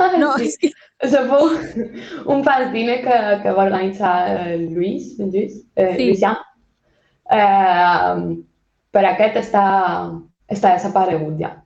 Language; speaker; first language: Catalan; non-native, local second language; Spanish